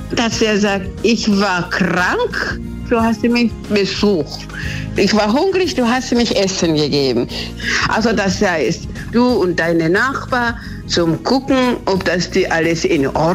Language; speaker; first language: German; non-native, learner; Swahili